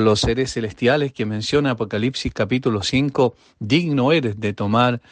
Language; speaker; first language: Spanish; native; Spanish